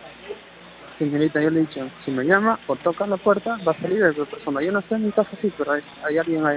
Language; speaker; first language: Spanish; native; Spanish